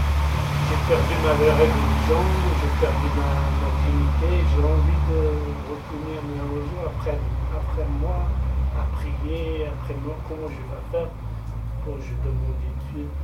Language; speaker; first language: French; non-native, fluent; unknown